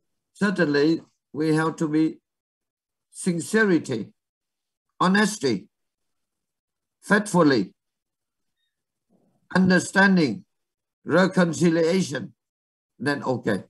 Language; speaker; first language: English; non-native, learner; Vietnamese